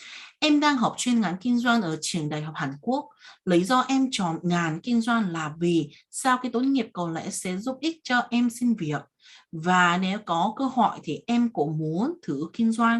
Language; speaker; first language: Vietnamese; non-native, fluent; Korean